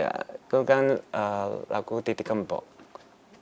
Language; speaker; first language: Indonesian; non-native, fluent; Chinese